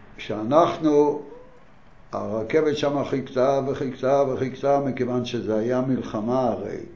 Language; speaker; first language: Hebrew; non-native, fluent; Yiddish